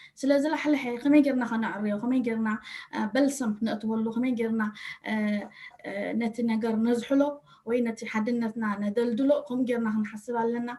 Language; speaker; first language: Tigrinya; early bilingual, heritage; Tigrinya